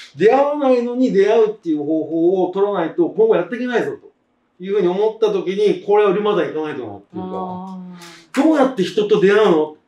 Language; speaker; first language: Japanese; native; Japanese